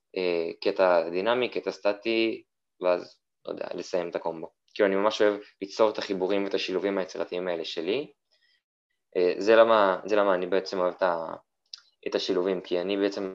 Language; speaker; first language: Hebrew; native; Hebrew